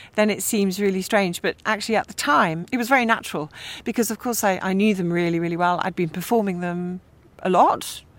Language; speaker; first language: English; early bilingual, other home language; German